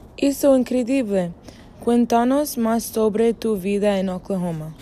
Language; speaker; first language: Spanish; non-native, learner; English